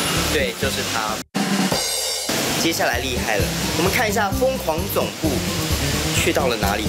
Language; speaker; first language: Chinese; native; Chinese